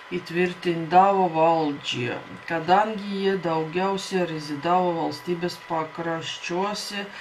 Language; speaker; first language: Lithuanian; non-native, learner; Latvian